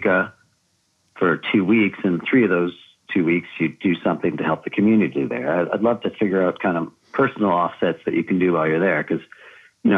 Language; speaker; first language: English; native; English